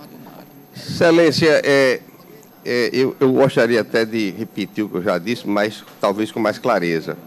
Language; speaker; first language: Portuguese; native; Portuguese